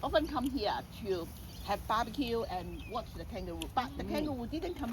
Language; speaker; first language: English; non-native, fluent; Cantonese